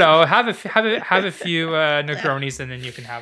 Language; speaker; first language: English; native; English